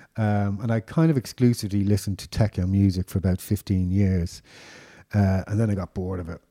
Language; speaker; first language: English; native; English